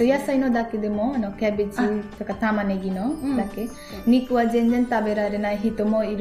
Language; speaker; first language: Japanese; non-native, learner; Nepali